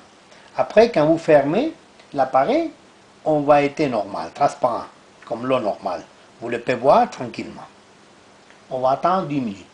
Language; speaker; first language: French; non-native, learner; Italian